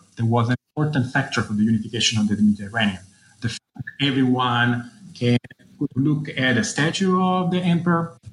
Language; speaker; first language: English; non-native, fluent; Italian